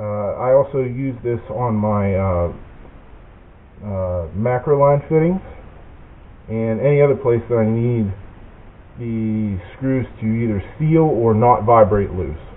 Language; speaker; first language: English; native; English